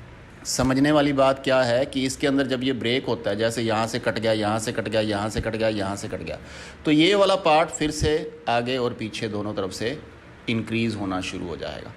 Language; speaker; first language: Hindi; native; Hindi